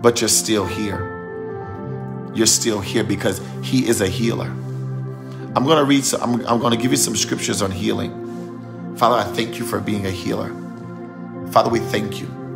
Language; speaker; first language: English; native; English